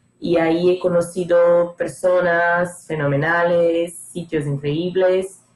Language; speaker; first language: Spanish; non-native, fluent; Portuguese